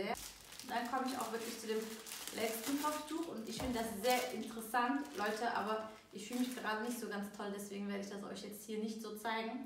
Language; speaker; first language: German; early bilingual, other home language; Turkish